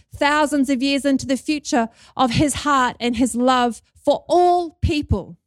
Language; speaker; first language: English; native; English